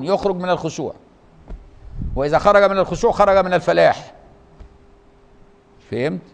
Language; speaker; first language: Arabic; native; Arabic